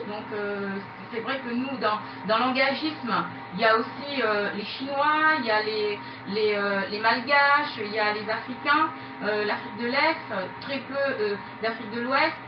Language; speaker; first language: French; native; French